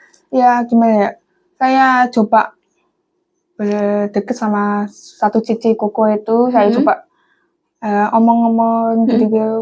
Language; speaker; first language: Indonesian; non-native, local second language; English